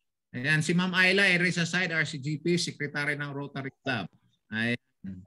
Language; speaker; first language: English; non-native, local second language; Filipino